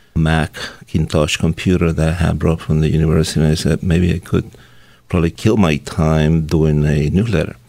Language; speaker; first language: English; non-native, fluent; Spanish